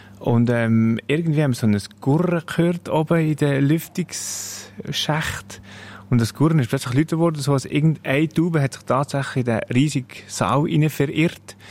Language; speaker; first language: German; native; German